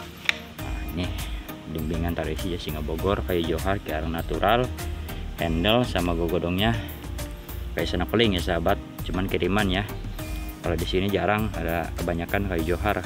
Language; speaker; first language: Indonesian; non-native, local second language; Sundanese